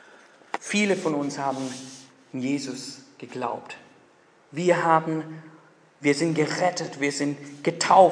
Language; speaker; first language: German; non-native, fluent; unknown